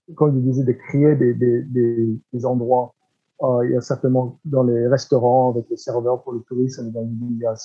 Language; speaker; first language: French; non-native, fluent; English